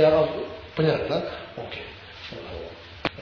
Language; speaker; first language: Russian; non-native, learner; Tibetan